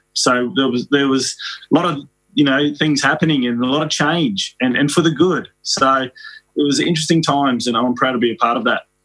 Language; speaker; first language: English; native; English